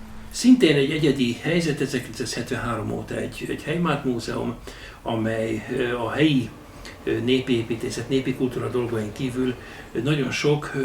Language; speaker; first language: Hungarian; native; Hungarian